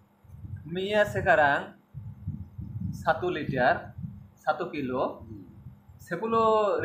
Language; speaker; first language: Indonesian; non-native, learner; Bangla